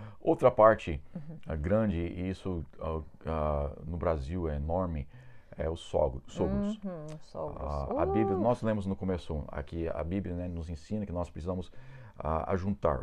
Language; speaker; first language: Portuguese; non-native, fluent; English